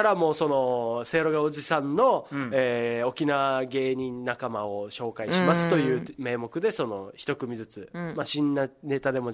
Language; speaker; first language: Japanese; native; Japanese